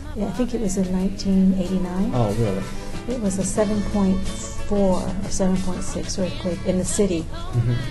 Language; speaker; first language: English; native; English